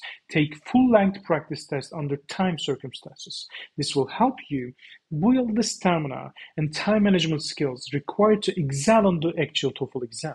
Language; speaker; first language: English; non-native, fluent; Turkish